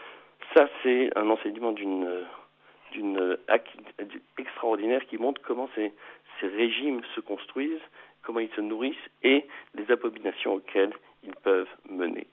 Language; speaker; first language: French; native; French